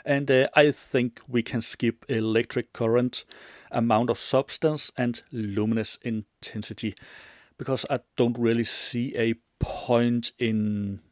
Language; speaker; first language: English; non-native, fluent; Danish